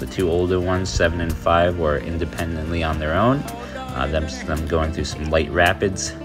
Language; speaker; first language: English; native; English